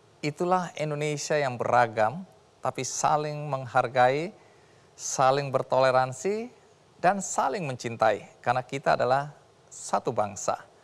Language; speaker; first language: Indonesian; native; Indonesian